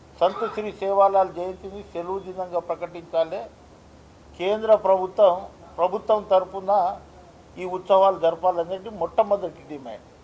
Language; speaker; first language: Telugu; non-native, local second language; Lambadi